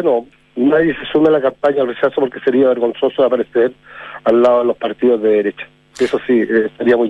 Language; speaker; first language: Spanish; native; Spanish